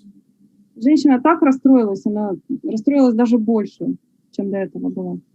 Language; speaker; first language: Russian; native; Russian